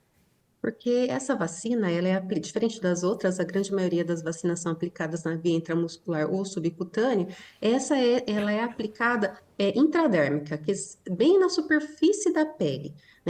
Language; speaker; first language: Portuguese; native; Portuguese